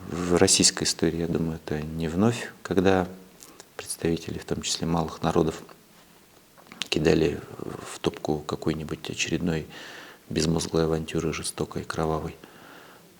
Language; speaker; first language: Russian; native; Russian